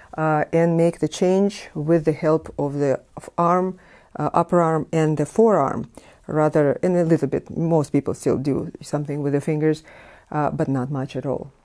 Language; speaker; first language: English; non-native, fluent; Russian